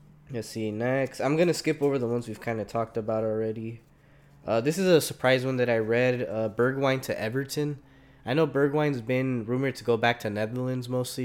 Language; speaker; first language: English; early bilingual, other home language; Spanish